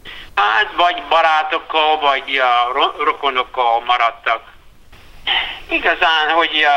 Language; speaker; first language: Hungarian; early bilingual, heritage; Hungarian